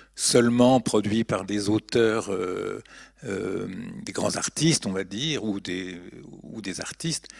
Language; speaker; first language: French; native; French